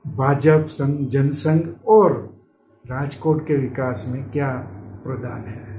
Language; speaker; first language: Hindi; non-native, local second language; Gujarati